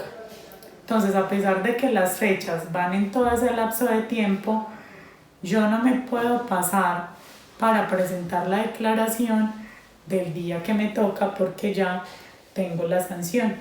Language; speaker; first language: Spanish; native; Spanish